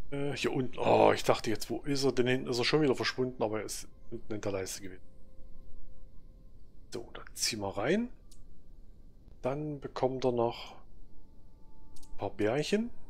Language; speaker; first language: German; native; German